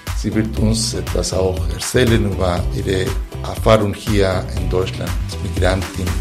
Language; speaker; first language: German; non-native, fluent; Spanish